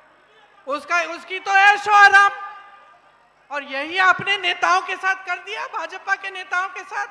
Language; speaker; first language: Hindi; native; Hindi